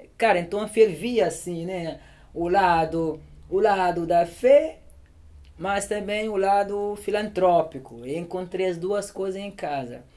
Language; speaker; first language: Portuguese; non-native, local second language; Kabuverdianu